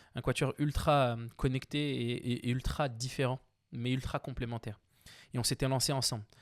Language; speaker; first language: French; early bilingual, other home language; Arabic